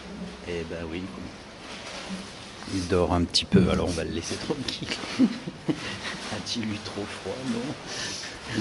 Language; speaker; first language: French; native; French